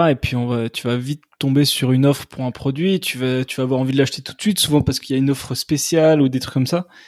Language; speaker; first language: French; native; French